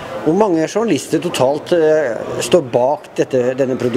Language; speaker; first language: Norwegian; native; Norwegian